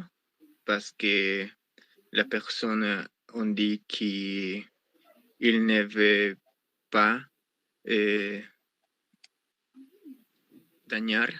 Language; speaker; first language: French; non-native, learner; Spanish